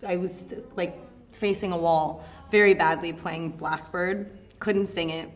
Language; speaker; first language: English; native; English